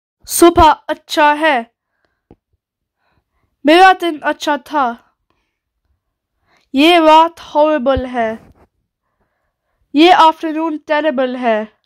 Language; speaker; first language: Hindi; non-native, learner; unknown